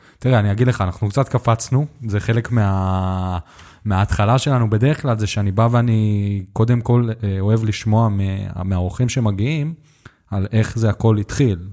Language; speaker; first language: Hebrew; native; Hebrew